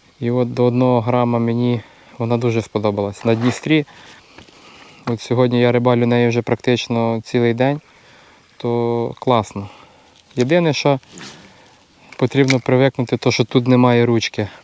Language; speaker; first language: Ukrainian; native; Ukrainian